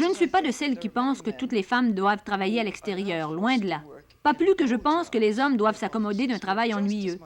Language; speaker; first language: French; native; French